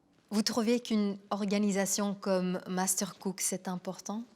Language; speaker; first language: French; non-native, local second language; Dutch